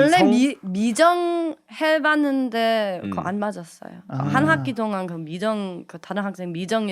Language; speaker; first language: Korean; early bilingual, heritage; English